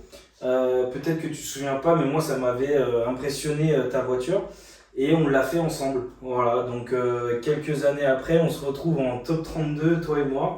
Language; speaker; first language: French; native; French